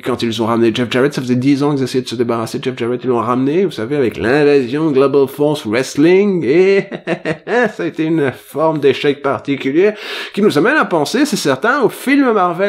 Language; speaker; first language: French; native; French